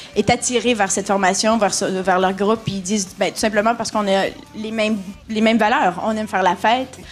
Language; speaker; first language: French; native; French